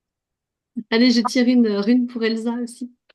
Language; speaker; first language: French; native; French